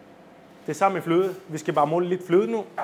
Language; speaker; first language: Danish; non-native, fluent; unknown